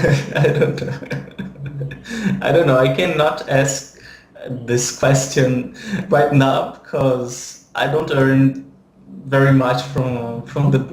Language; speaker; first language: English; non-native, fluent; Portuguese